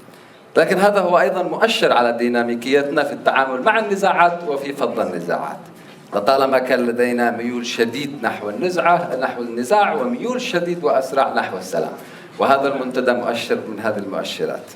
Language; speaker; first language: Arabic; native; Arabic